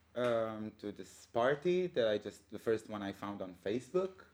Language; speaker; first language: English; non-native, fluent; Hebrew